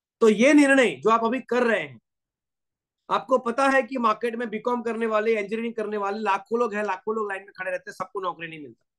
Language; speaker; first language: Hindi; non-native, local second language; Gujarati